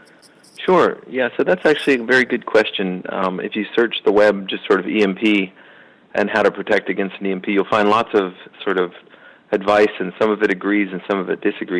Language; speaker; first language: English; native; English